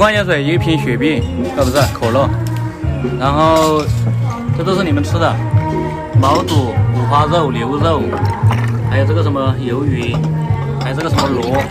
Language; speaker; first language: Chinese; native; Chinese